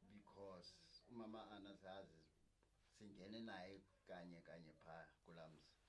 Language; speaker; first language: Zulu; native; Zulu